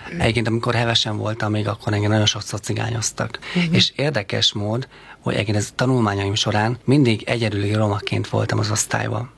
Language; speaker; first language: Hungarian; native; Hungarian